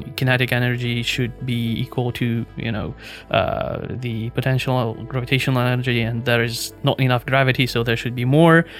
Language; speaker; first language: English; non-native, fluent; Russian